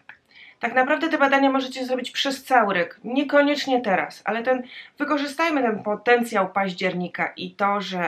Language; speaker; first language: Polish; native; Polish